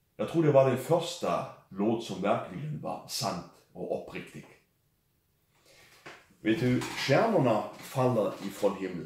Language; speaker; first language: Swedish; non-native, fluent; German